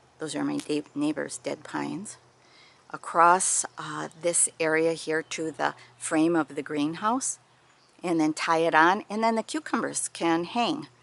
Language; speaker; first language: English; native; English